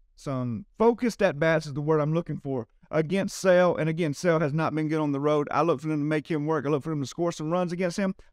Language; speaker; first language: English; native; English